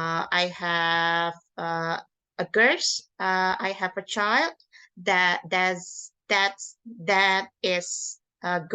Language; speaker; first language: English; non-native, learner; Indonesian